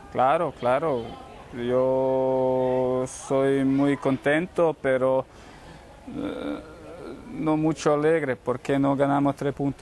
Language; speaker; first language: Spanish; non-native, learner; Croatian